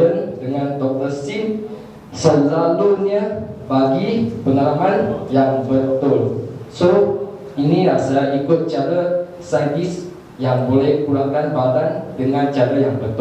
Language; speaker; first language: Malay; non-native, local second language; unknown